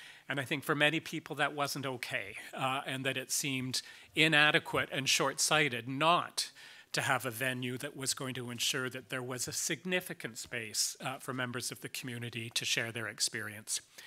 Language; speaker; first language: English; native; English